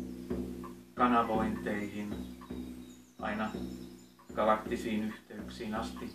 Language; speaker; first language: Finnish; native; Finnish